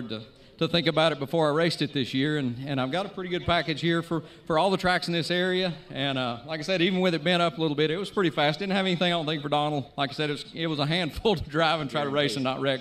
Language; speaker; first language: English; native; English